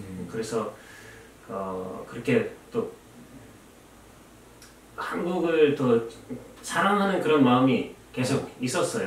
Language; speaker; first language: Korean; non-native, fluent; Russian